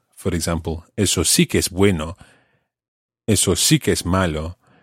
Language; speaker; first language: Spanish; non-native, fluent; English